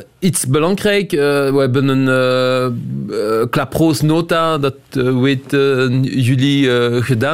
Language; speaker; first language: Dutch; non-native, local second language; French